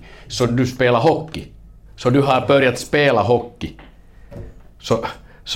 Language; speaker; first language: Swedish; non-native, learner; Finnish